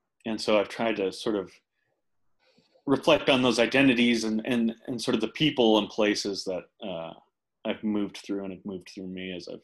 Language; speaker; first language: English; native; English